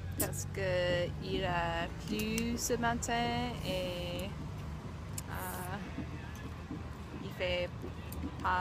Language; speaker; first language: French; non-native, learner; English